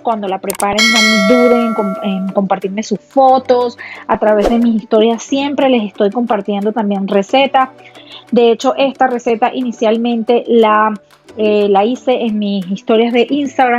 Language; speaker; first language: Spanish; native; Spanish